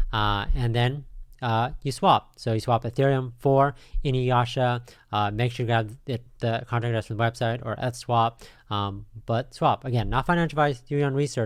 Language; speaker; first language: English; native; English